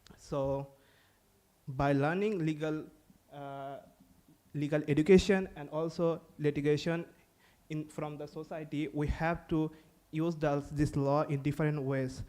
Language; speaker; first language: English; non-native, fluent; Indonesian